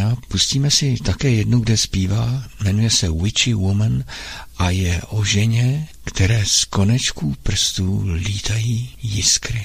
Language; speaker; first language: Czech; native; Czech